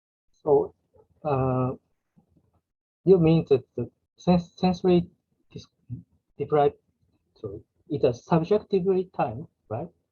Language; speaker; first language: English; non-native, learner; Japanese